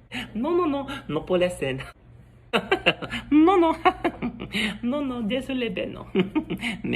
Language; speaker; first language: French; non-native, learner; English